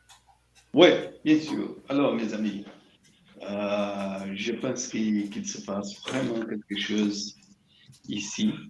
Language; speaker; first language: French; non-native, learner; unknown